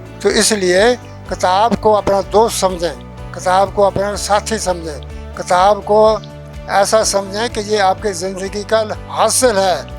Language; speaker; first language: Urdu; non-native, local second language; Punjabi